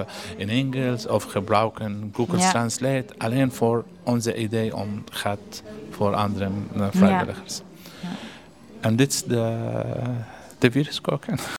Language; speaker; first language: Dutch; non-native, learner; Arabic